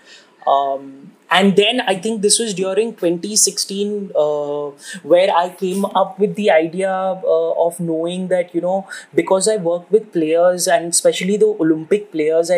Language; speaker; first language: English; non-native, local second language; Hindi